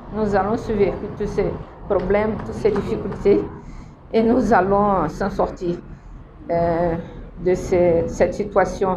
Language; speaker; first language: French; non-native, fluent; Portuguese